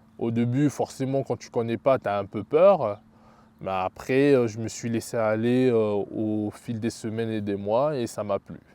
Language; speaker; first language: French; early bilingual, other home language; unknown